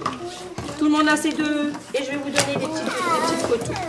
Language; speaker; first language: French; native; French